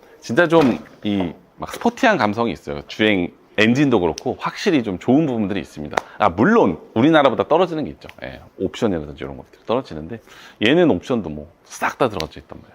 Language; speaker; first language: Korean; native; Korean